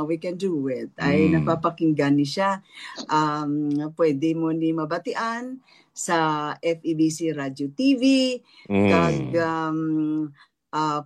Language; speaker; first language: Filipino; non-native, local second language; Hiligaynon